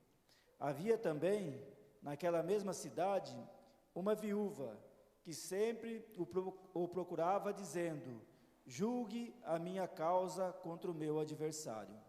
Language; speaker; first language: Portuguese; native; Portuguese